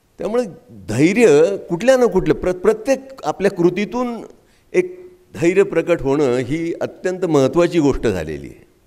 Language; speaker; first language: Marathi; native; Marathi